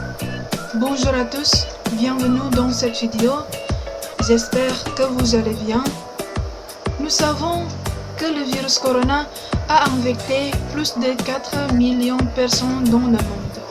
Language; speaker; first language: French; non-native, learner; Indonesian